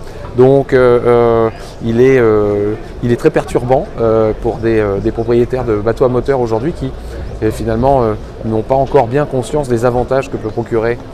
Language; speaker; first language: French; native; French